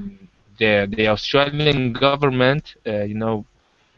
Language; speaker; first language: English; non-native, learner; Spanish